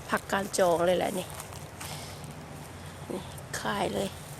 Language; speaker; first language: Thai; native; Thai